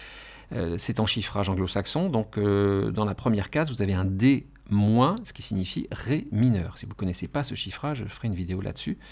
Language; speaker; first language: French; native; French